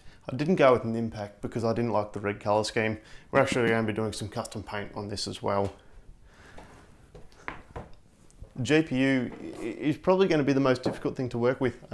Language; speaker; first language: English; native; English